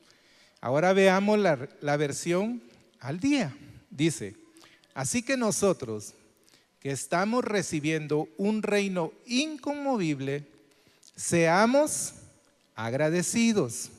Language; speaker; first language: Spanish; native; Spanish